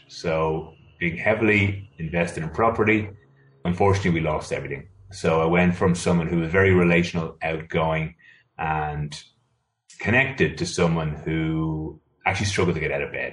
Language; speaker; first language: English; native; English